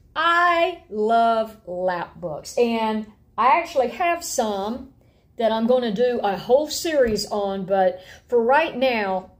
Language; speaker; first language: English; native; English